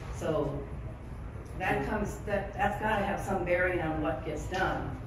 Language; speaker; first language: English; native; English